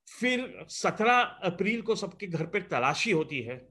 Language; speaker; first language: Hindi; non-native, local second language; Gujarati